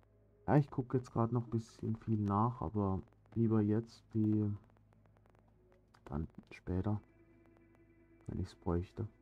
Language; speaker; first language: German; native; German